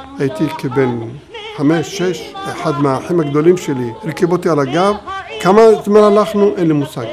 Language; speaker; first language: Hebrew; early bilingual, other home language; Arabic